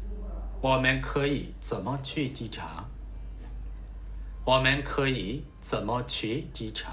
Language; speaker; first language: Chinese; non-native, fluent; Burmese